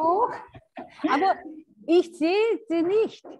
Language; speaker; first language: German; non-native, fluent; Korean